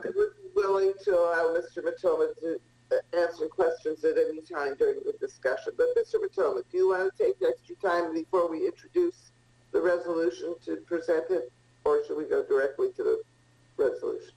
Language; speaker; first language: English; early bilingual, other home language; Italian